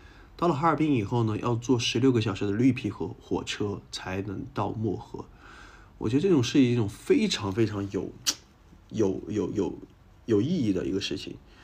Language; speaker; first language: Chinese; native; Chinese